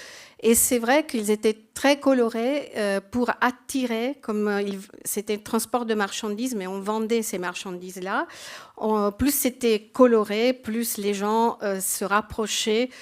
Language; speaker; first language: French; non-native, fluent; Italian